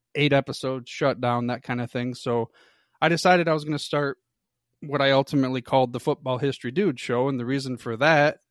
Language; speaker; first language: English; native; English